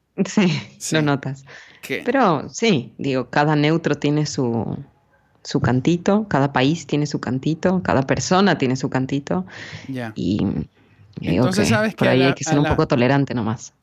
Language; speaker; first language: Spanish; native; Spanish